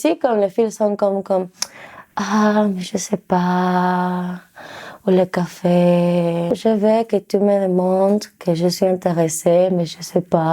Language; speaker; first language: French; non-native, learner; Spanish